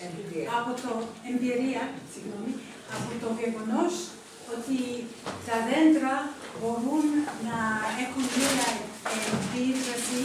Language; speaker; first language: Greek; non-native, learner; English